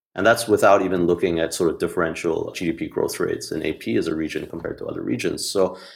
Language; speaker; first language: English; non-native, local second language; Hindi